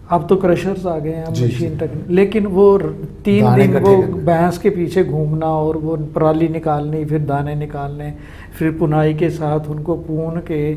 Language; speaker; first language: Hindi; native; Hindi